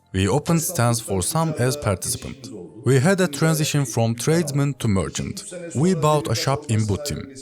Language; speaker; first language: English; non-native, fluent; Turkish